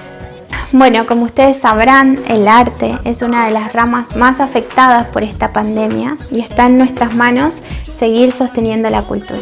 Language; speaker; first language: Spanish; native; Spanish